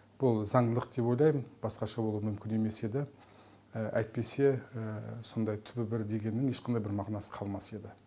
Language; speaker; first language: Kazakh; non-native, local second language; Turkish